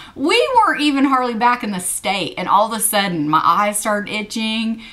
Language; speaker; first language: English; native; English